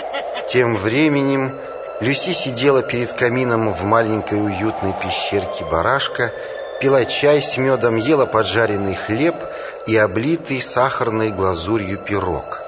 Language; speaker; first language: Russian; native; Russian